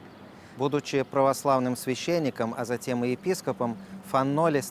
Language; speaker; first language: Russian; native; Russian